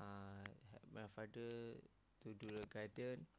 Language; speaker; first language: English; non-native, learner; Malay